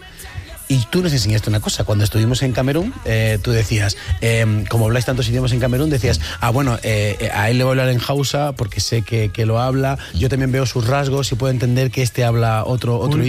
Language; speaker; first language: Spanish; native; Spanish